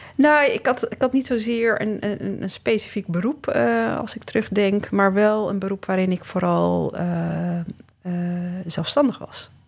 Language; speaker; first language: Dutch; early bilingual, other home language; Riffian